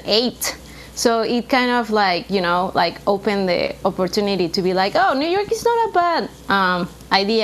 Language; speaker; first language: English; non-native, fluent; Spanish